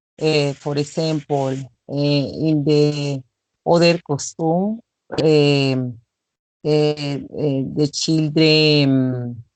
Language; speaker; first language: English; non-native, learner; Spanish